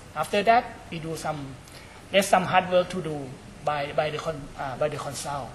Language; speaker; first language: English; non-native, learner; Thai